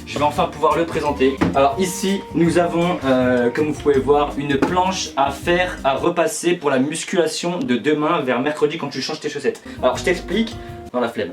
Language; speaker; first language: French; native; French